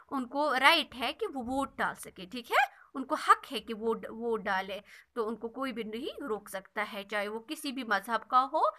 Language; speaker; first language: Hindi; non-native, local second language; Kashmiri